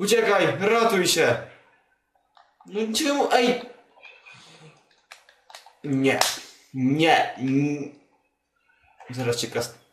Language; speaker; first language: Polish; native; Polish